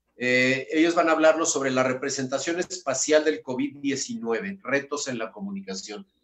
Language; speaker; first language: Spanish; native; Spanish